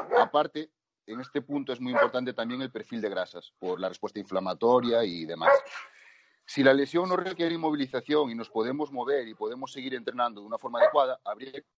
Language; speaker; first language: Spanish; native; Spanish